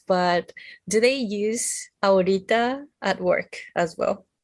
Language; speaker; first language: English; non-native, fluent; Japanese